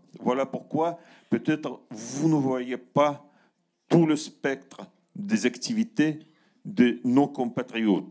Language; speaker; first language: French; non-native, learner; Russian